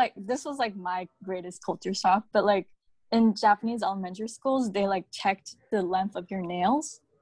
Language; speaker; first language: English; early bilingual, other home language; Japanese